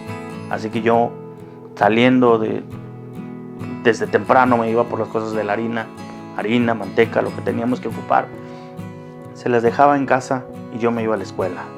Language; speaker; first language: Spanish; native; Spanish